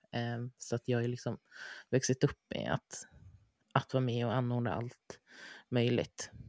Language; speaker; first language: Swedish; native; Swedish